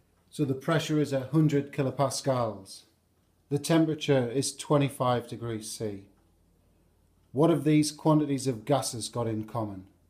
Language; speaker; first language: English; native; English